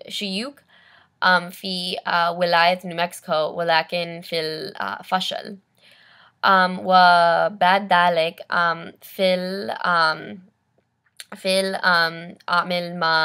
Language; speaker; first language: Arabic; non-native, learner; English